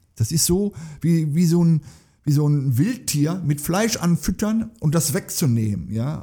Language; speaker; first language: German; native; German